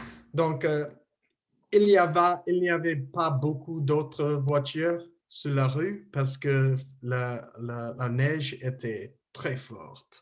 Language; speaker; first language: French; non-native, learner; English